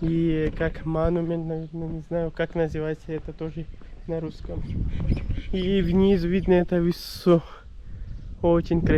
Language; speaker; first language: Russian; non-native, learner; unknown